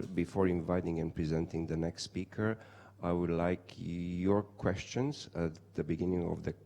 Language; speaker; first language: English; non-native, fluent; Romanian